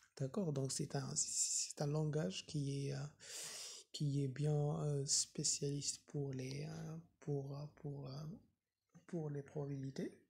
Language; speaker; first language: French; non-native, local second language; Arabic